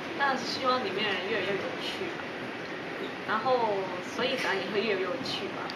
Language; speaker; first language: Chinese; non-native, local second language; Cantonese